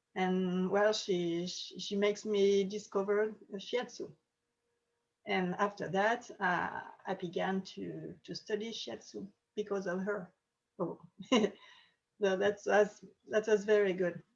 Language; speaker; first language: English; non-native, learner; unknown